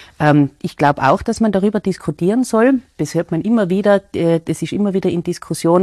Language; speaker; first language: German; native; German